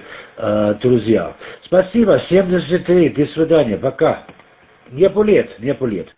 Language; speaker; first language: Russian; non-native, learner; German